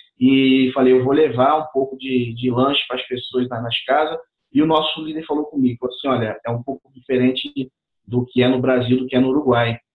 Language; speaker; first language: Portuguese; native; Portuguese